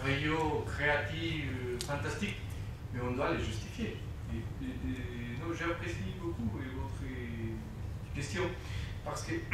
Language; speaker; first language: French; non-native, fluent; Spanish